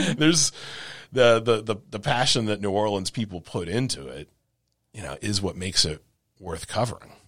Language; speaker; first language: English; native; English